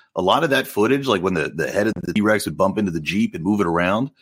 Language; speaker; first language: English; native; English